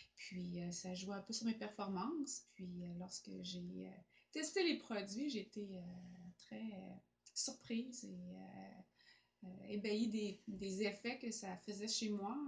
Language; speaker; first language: French; native; French